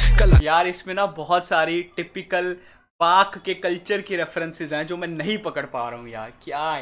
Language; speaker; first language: Hindi; native; Hindi